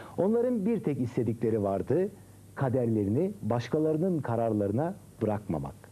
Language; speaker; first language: Turkish; native; Turkish